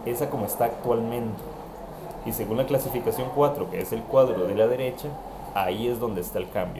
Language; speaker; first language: Spanish; native; Spanish